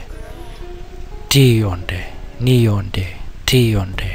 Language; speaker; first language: Swedish; non-native, learner; Vietnamese